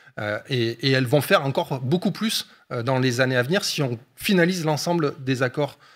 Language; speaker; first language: French; native; French